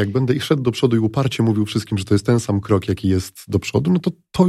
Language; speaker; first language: Polish; native; Polish